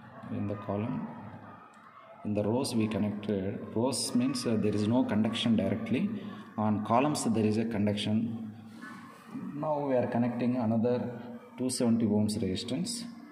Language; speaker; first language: English; non-native, local second language; Telugu